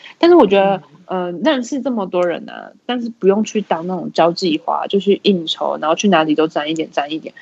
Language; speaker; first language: Chinese; native; Chinese